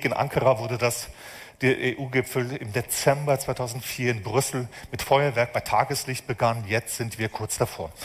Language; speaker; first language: German; native; German